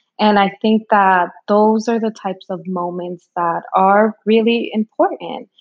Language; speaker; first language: English; early bilingual, other home language; Spanish